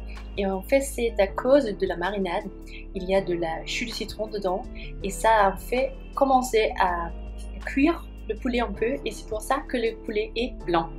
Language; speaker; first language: French; non-native, fluent; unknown